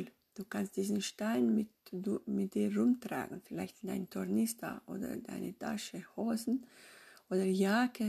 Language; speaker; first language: German; non-native, fluent; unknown